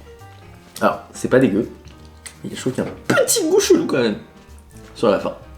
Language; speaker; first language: French; native; French